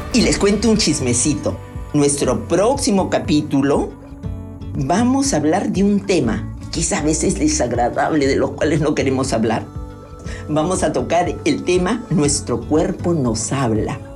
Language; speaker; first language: Spanish; native; Spanish